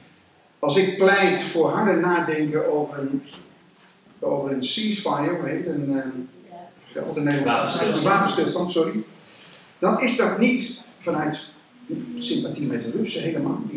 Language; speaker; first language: Dutch; native; Dutch